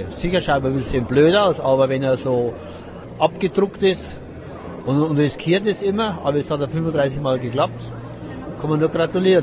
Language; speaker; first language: German; native; German